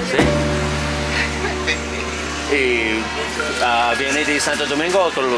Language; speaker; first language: Spanish; non-native, learner; English